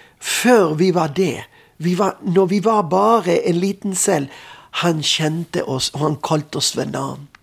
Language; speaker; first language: Norwegian; non-native, fluent; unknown